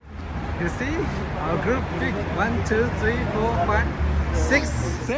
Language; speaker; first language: English; non-native, learner; Chinese